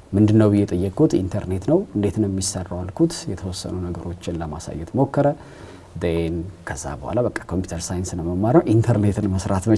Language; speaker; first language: Amharic; native; Amharic